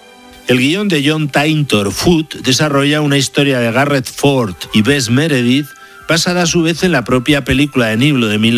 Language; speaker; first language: Spanish; native; Spanish